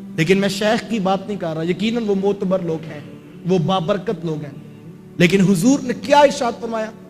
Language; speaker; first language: Urdu; non-native, local second language; Punjabi